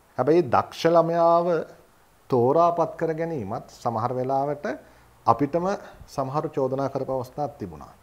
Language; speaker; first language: Sinhala; native; Sinhala